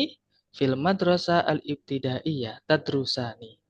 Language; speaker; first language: Arabic; non-native, fluent; Indonesian